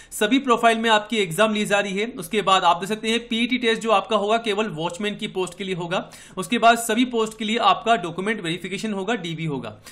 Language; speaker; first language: Hindi; native; Hindi